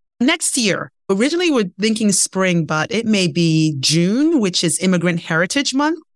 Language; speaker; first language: English; non-native, local second language; Ibibio